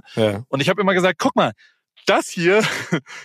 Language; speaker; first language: German; native; German